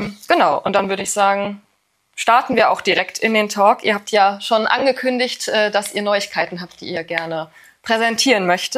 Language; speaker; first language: German; native; German